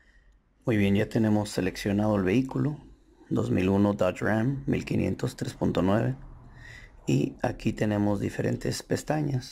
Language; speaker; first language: Spanish; native; Spanish